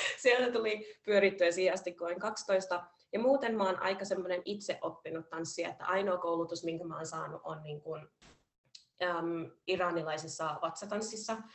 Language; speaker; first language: Finnish; early bilingual, heritage; Finnish